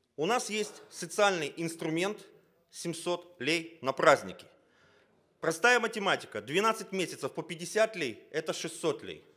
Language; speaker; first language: Russian; native; Russian